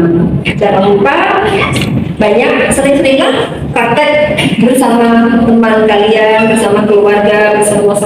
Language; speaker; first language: Indonesian; native; Indonesian